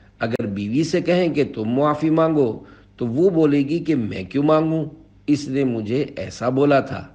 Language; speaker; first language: Urdu; native; Urdu